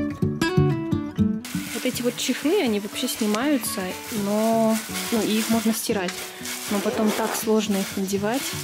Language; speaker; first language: Russian; native; Russian